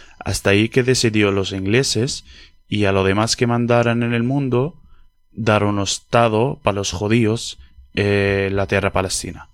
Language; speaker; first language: Spanish; non-native, fluent; Arabic